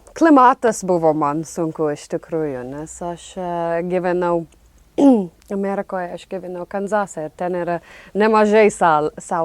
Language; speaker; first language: Lithuanian; non-native, fluent; English